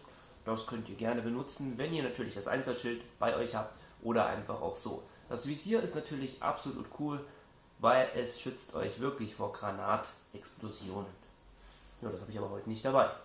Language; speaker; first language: German; native; German